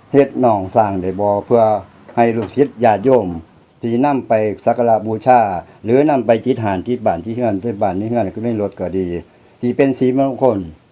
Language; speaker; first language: Thai; native; Thai